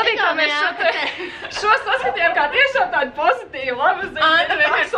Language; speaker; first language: Latvian; native; Latvian